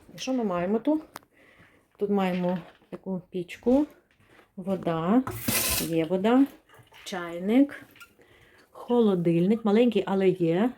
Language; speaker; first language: Ukrainian; non-native, local second language; Russian